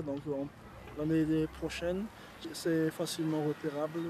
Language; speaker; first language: French; non-native, local second language; Malagasy